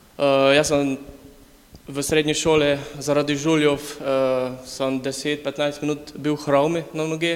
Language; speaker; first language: Slovenian; native; Slovenian